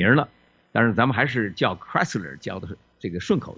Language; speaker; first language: Chinese; native; Chinese